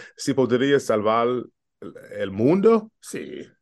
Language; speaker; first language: Spanish; non-native, learner; English